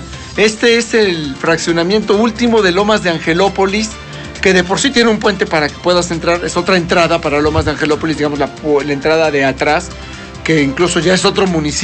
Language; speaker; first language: Spanish; native; Spanish